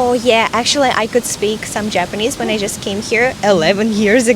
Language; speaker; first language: English; non-native, fluent; Russian